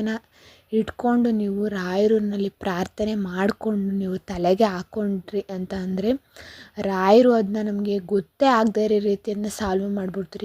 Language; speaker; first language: Kannada; native; Kannada